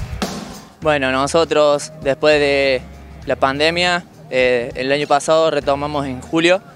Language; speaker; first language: Spanish; native; Spanish